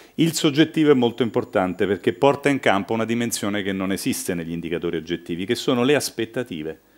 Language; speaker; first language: Italian; native; Italian